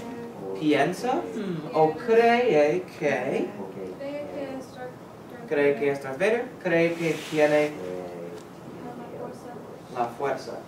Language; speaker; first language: Spanish; non-native, fluent; English